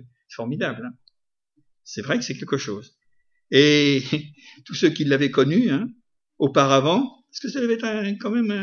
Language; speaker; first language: French; native; French